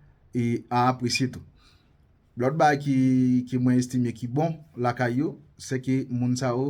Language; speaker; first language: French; non-native, local second language; Haitian Creole